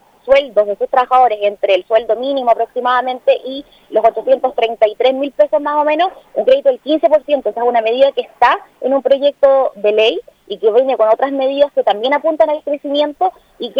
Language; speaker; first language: Spanish; native; Spanish